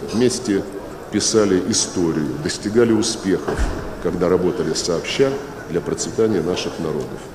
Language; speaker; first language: Russian; native; Russian